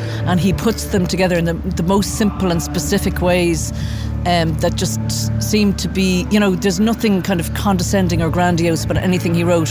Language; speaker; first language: English; native; English